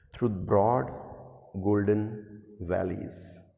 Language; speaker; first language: English; non-native, local second language; Gujarati